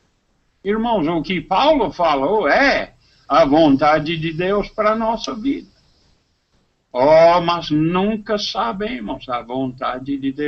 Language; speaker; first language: Portuguese; non-native, fluent; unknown